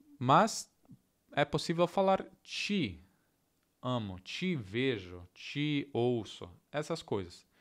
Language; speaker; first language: Portuguese; non-native, learner; Italian